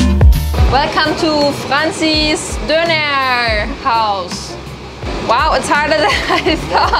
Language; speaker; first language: English; non-native, fluent; German